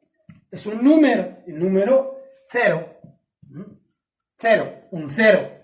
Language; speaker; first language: Spanish; non-native, fluent; Arabic